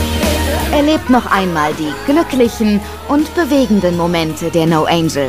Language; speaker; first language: German; native; German